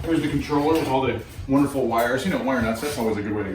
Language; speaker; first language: English; native; English